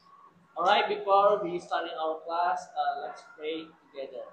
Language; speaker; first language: English; non-native, fluent; Indonesian